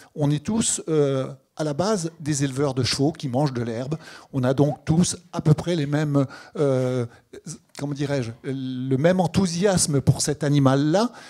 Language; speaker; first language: French; native; French